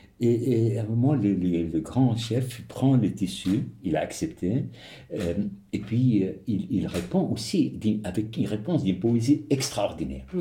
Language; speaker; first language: French; non-native, local second language; Arabic